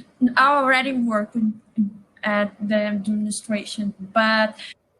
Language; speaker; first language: English; non-native, learner; Portuguese